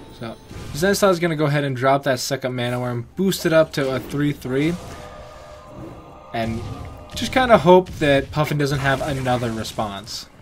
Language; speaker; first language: English; native; English